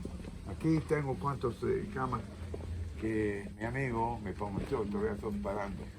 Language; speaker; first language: Spanish; non-native, fluent; Hebrew